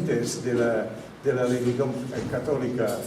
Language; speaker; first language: Spanish; non-native, fluent; Italian